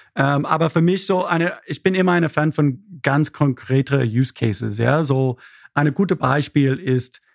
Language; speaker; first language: German; non-native, fluent; English